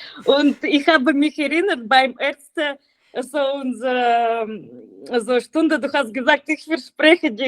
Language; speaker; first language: German; non-native, learner; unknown